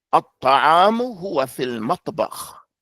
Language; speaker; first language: Arabic; non-native, fluent; English